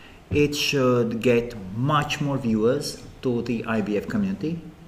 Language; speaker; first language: English; non-native, fluent; Latvian